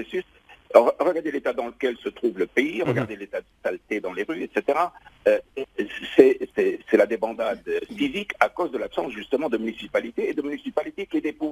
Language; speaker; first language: French; non-native, local second language; Arabic